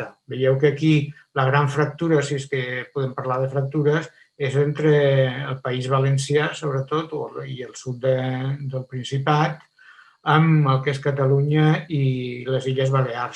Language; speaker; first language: Catalan; native; Catalan